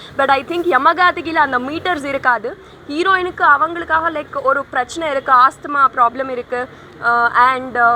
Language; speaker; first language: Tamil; non-native, learner; Telugu